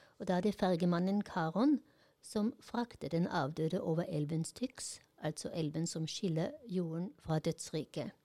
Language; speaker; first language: Norwegian; non-native, fluent; German